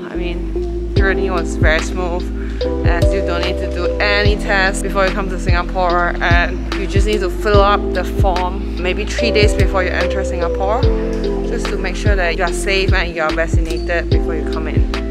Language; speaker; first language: English; non-native, local second language; Chinese